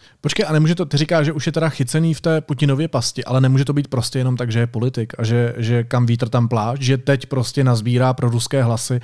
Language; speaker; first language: Czech; native; Czech